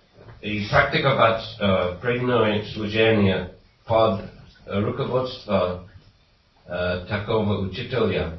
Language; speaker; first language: Russian; non-native, fluent; English